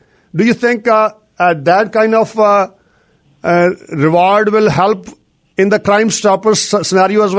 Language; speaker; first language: English; non-native, local second language; Punjabi